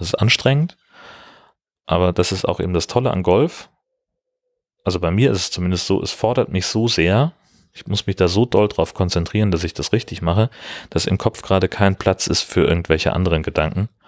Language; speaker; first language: German; native; German